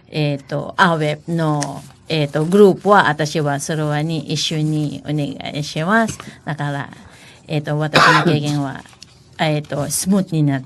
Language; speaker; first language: Japanese; non-native, learner; Filipino